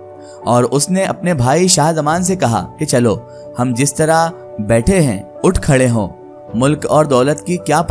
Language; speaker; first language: Hindi; native; Hindi